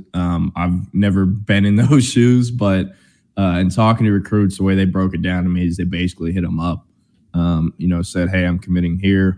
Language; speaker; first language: English; native; English